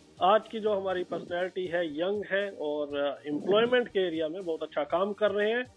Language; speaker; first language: Hindi; native; Hindi